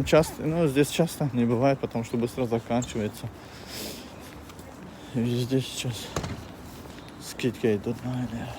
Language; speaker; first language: Russian; non-native, fluent; Tajik